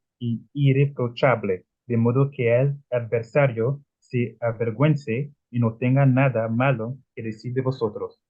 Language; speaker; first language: Spanish; non-native, learner; Italian